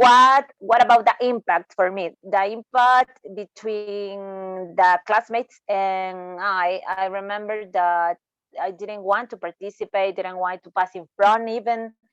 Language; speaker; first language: English; non-native, learner; Spanish